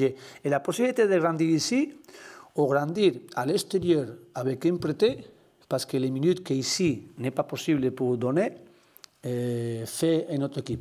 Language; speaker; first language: French; non-native, learner; Spanish